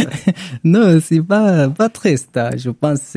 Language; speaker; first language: French; non-native, learner; Arabic